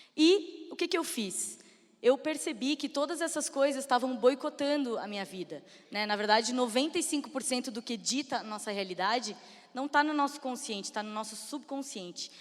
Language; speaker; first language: Portuguese; native; Portuguese